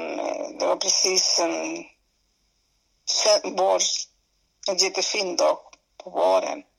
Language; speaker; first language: Swedish; non-native, fluent; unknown